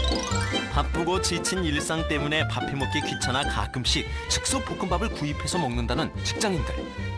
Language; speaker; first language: Korean; native; Korean